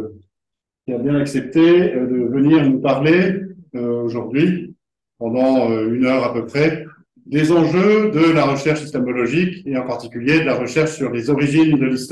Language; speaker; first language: French; native; French